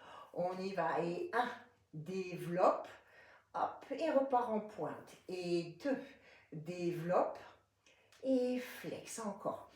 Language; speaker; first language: French; native; French